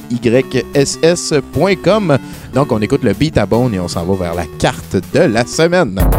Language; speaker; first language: French; native; French